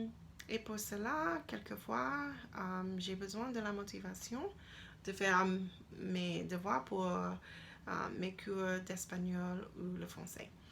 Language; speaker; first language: French; non-native, learner; English